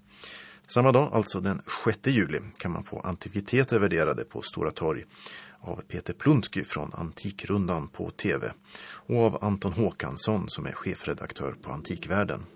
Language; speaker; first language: Swedish; native; Swedish